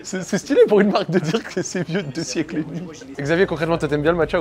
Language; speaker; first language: French; native; French